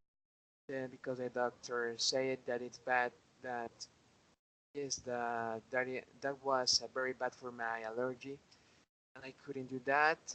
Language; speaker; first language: English; non-native, learner; Spanish